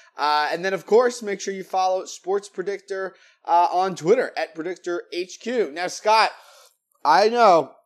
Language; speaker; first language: English; native; English